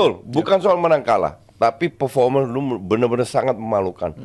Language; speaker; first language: Indonesian; native; Indonesian